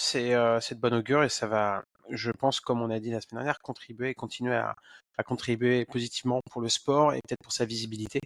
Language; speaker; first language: French; native; French